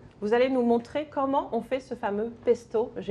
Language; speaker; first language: French; native; French